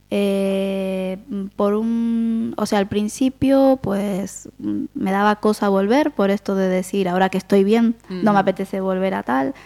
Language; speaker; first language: Spanish; native; Spanish